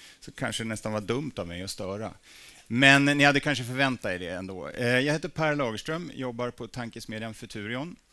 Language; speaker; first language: Swedish; native; Swedish